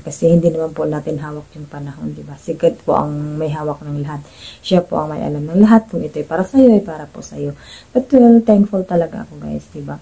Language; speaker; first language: Filipino; native; Filipino